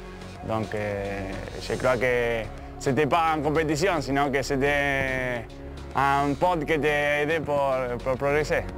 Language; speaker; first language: French; non-native, fluent; Spanish